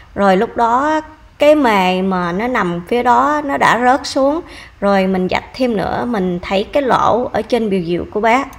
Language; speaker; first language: Vietnamese; early bilingual, heritage; Vietnamese